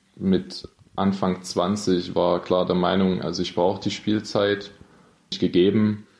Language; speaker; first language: German; native; German